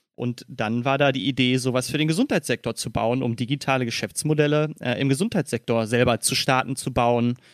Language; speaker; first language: German; native; German